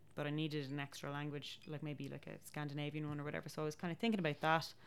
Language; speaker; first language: English; native; English